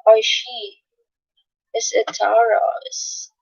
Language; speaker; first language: English; non-native, local second language; Filipino